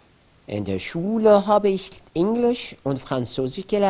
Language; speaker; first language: German; non-native, fluent; Arabic